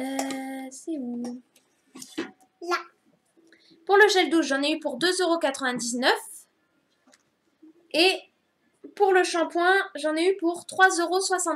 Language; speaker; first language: French; native; French